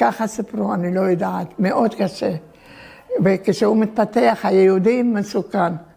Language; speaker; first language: Hebrew; early bilingual, other home language; Turkish